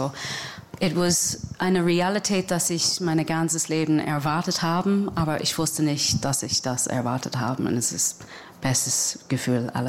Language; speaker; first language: German; non-native, fluent; English